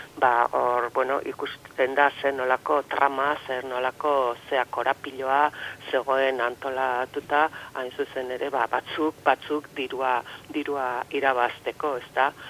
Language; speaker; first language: Basque; native; Basque